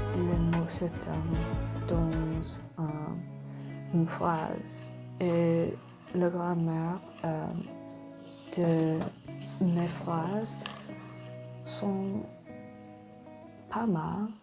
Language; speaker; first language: French; non-native, learner; English